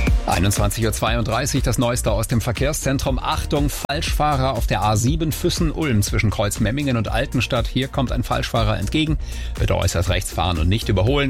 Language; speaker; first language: German; native; German